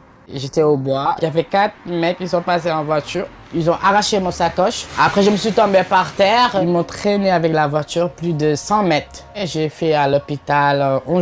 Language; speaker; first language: French; non-native, learner; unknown